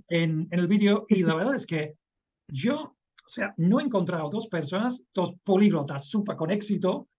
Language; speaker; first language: Spanish; non-native, fluent; English